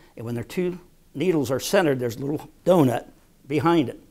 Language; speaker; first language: English; native; English